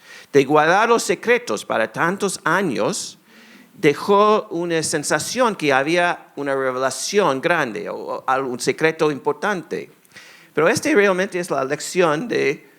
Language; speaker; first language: Spanish; non-native, fluent; English